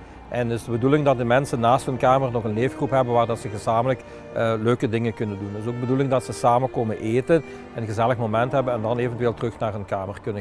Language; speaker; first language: Dutch; native; Dutch